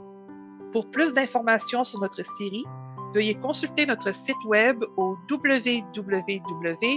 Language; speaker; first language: French; native; French